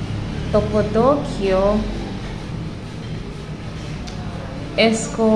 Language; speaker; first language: Italian; non-native, learner; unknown